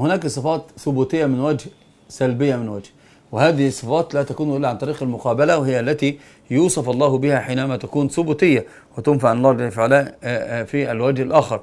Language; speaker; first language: Arabic; native; Arabic